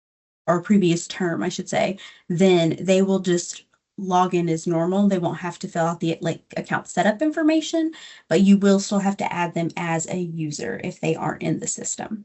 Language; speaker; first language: English; native; English